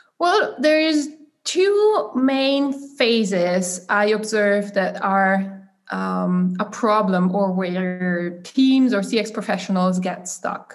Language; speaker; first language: English; non-native, fluent; German